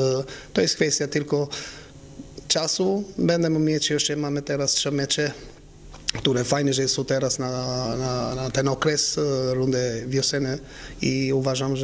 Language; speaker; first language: Polish; non-native, learner; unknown